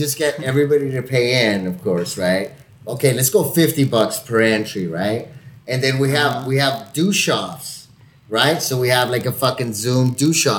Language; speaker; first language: English; non-native, fluent; Spanish